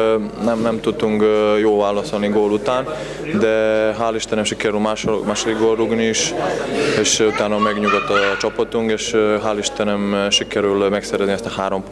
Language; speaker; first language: Hungarian; non-native, fluent; Serbian